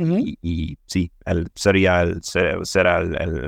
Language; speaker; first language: Spanish; non-native, fluent; English